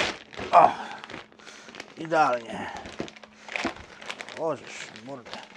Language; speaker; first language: Polish; native; Polish